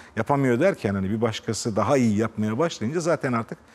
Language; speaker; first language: Turkish; native; Turkish